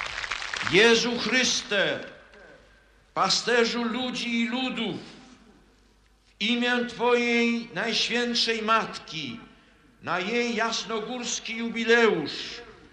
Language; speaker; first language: Polish; native; Polish